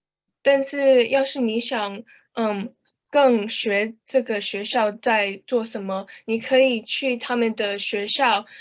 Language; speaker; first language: Chinese; early bilingual, heritage; Chinese